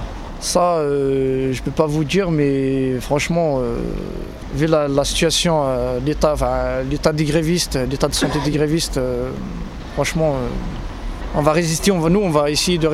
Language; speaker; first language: French; non-native, local second language; Arabic